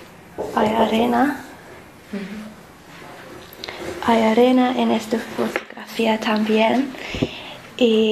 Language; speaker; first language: Spanish; non-native, learner; English